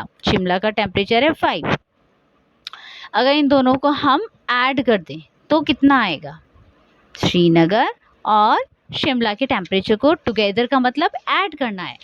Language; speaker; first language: Hindi; native; Hindi